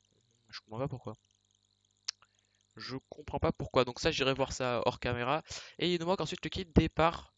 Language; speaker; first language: French; native; French